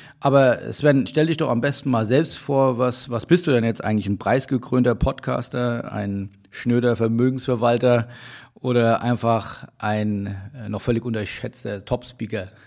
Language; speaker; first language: German; native; German